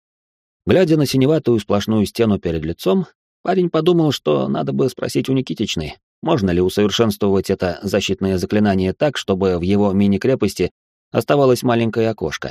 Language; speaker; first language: Russian; native; Russian